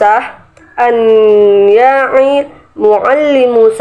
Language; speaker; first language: Arabic; non-native, learner; Indonesian